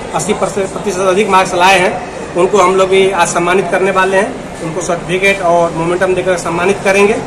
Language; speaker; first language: Hindi; native; Hindi